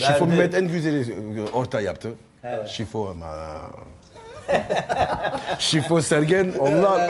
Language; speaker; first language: Turkish; non-native, learner; French